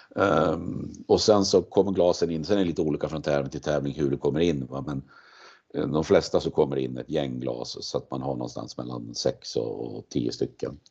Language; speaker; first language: Swedish; native; Swedish